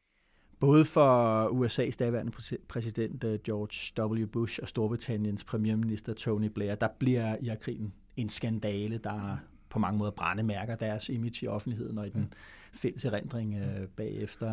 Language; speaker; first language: Danish; native; Danish